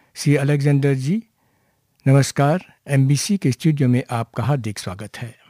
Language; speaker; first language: Hindi; non-native, local second language; Morisyen